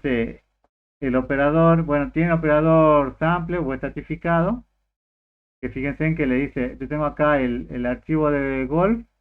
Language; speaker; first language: Spanish; native; Spanish